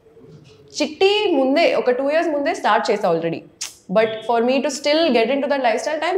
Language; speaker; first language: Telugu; non-native, local second language; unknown